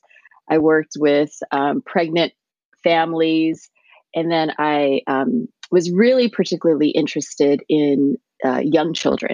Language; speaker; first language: English; early bilingual, other home language; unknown